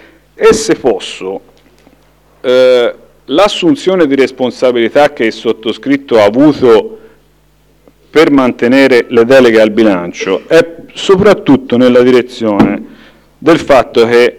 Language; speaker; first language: Italian; native; Italian